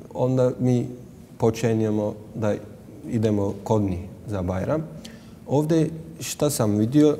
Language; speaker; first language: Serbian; non-native, learner; Turkish